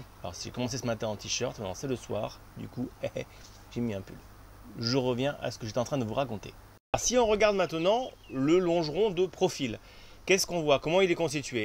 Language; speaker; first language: French; native; French